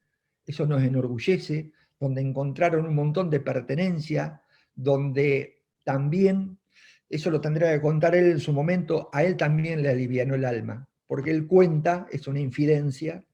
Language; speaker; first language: Spanish; native; Spanish